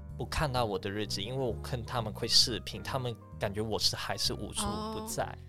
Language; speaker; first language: Chinese; non-native, fluent; Cantonese